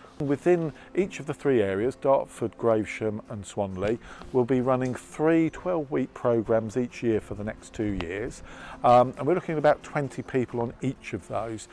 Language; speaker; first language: English; native; English